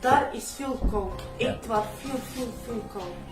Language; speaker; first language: Dutch; non-native, learner; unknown